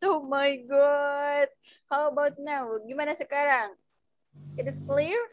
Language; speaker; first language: English; non-native, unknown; Indonesian